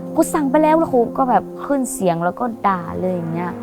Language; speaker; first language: Thai; non-native, local second language; Hmong